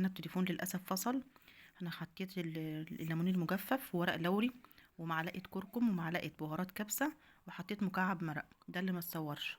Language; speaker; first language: Arabic; native; Arabic